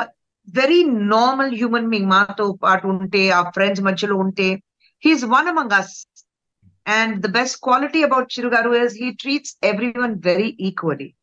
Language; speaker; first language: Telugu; non-native, fluent; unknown